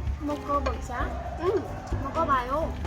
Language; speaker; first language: Korean; non-native, learner; Vietnamese